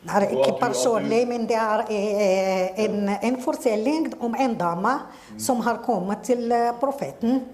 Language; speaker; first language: Norwegian; non-native, fluent; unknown